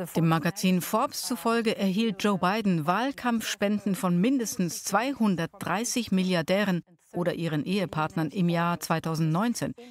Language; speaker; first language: German; native; German